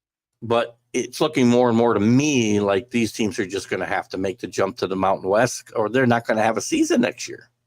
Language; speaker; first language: English; native; English